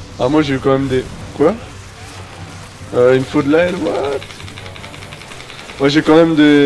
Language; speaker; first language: French; native; French